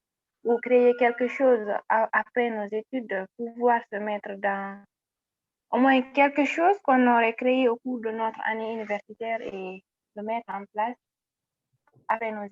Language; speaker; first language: French; non-native, local second language; Fula